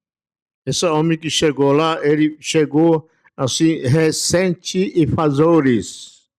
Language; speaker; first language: Portuguese; non-native, local second language; Yanomámi